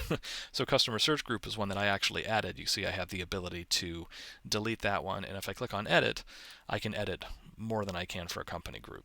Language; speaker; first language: English; native; English